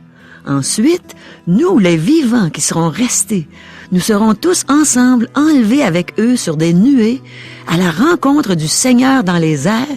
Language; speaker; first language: French; native; French